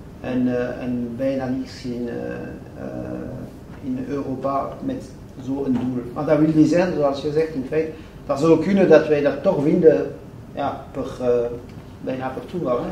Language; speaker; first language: Dutch; non-native, fluent; French